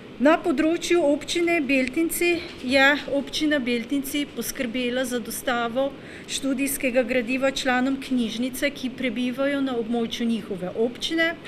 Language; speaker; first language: Slovenian; native; Slovenian